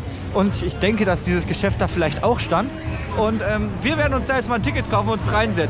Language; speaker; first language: German; native; German